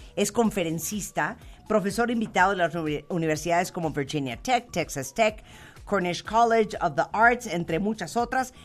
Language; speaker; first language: Spanish; native; Spanish